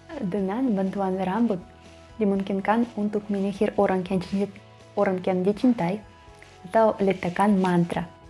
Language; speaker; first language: Indonesian; non-native, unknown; Russian